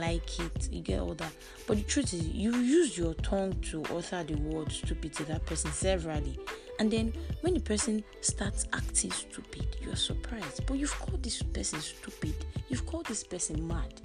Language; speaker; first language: English; non-native, local second language; Igbo